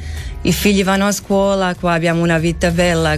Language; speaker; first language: Italian; non-native, learner; Croatian